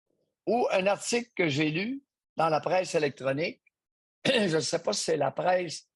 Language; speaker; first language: French; native; French